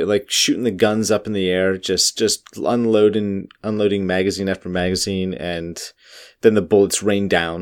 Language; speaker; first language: English; native; English